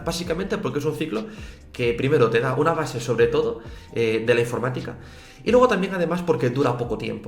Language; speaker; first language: Spanish; native; Spanish